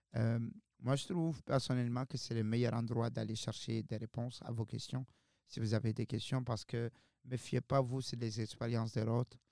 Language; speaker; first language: French; non-native, local second language; Arabic